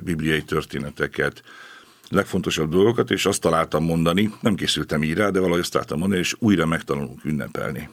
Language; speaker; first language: Hungarian; native; Hungarian